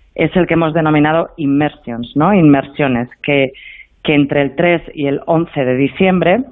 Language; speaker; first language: Spanish; native; Spanish